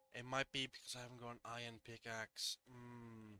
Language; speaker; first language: English; native; English